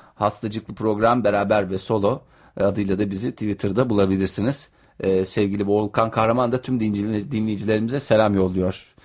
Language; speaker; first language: Turkish; native; Turkish